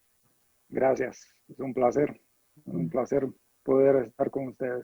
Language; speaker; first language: Spanish; non-native, fluent; English